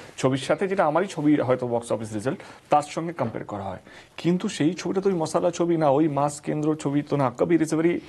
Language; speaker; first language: Bangla; non-native, local second language; Hindi